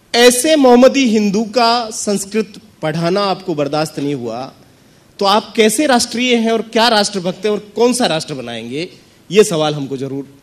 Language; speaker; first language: Hindi; native; Hindi